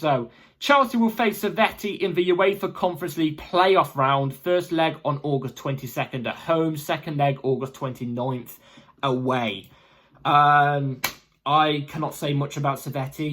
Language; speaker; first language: English; native; English